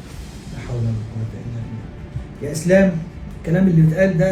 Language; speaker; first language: Arabic; native; Arabic